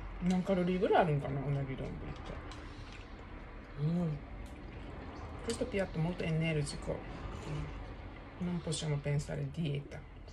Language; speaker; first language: Italian; non-native, learner; Japanese